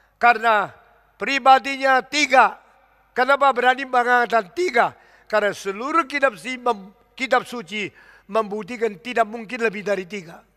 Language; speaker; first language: Indonesian; early bilingual, other home language; Min Nan Chinese